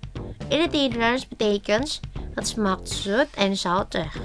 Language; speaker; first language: Dutch; non-native, learner; Indonesian